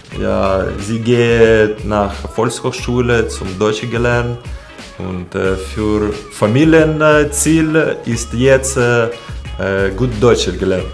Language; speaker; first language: German; non-native, learner; Russian